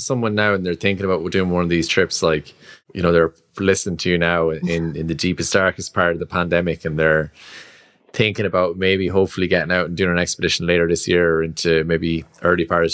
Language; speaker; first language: English; native; English